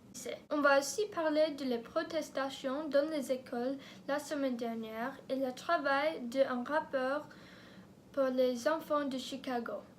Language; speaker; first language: French; non-native, learner; English